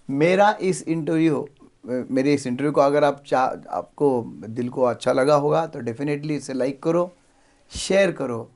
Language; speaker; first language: Hindi; non-native, local second language; Marathi